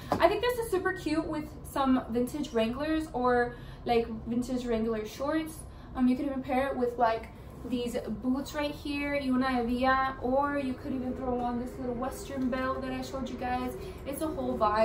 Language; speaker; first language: English; early bilingual, other home language; Spanish